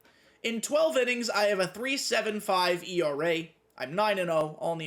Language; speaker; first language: English; native; English